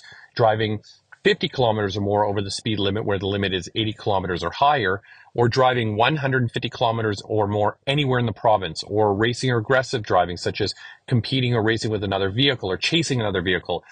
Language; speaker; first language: English; native; English